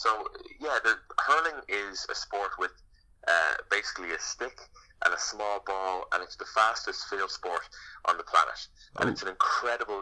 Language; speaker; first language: English; native; English